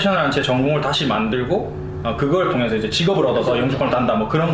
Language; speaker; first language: Korean; native; Korean